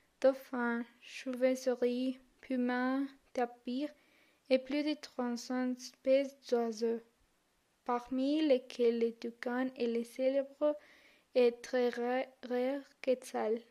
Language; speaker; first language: French; non-native, learner; Spanish